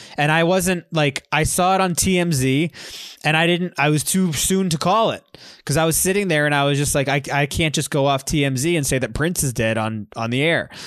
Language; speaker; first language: English; native; English